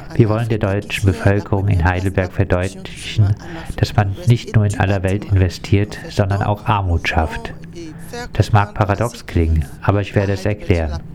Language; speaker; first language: German; non-native, fluent; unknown